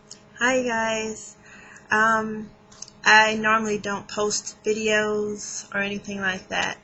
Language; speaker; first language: English; native; English